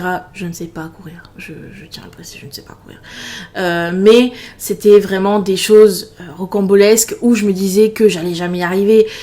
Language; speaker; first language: French; native; French